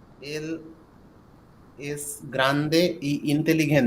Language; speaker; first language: Spanish; non-native, learner; Bangla